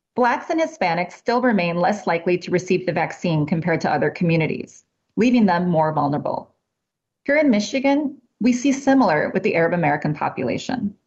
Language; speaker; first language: English; native; English